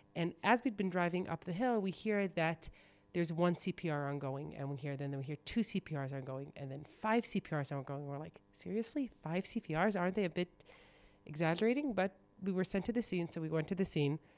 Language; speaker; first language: English; native; English